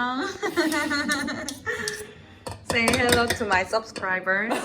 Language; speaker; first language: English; non-native, learner; Korean